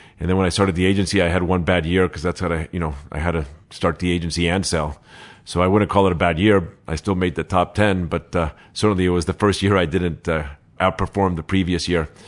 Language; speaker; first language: English; early bilingual, other home language; Spanish